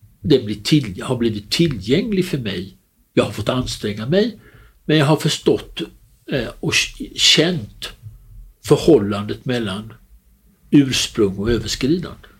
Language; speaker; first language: Swedish; native; Swedish